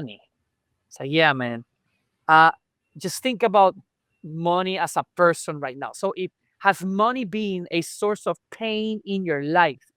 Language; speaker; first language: English; non-native, local second language; Spanish